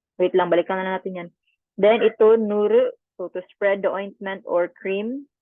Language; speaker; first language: Filipino; non-native, local second language; Cebuano